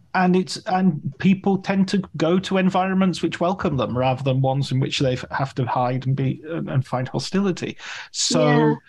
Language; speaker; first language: English; native; English